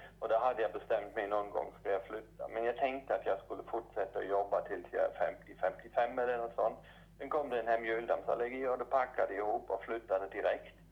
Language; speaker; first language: Swedish; non-native, fluent; German